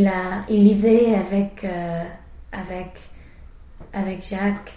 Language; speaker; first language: French; non-native, fluent; English